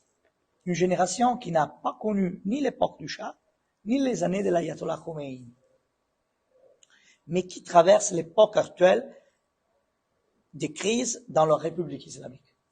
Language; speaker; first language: French; non-native, fluent; Italian